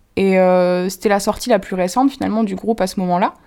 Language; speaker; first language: French; native; French